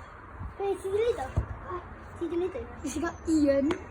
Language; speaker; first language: Welsh; native; Welsh